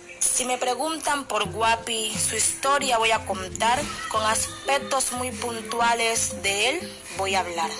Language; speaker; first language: Spanish; native; Spanish